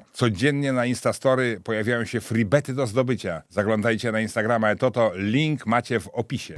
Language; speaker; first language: Polish; native; Polish